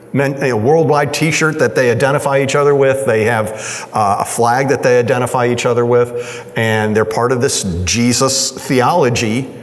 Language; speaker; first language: English; native; English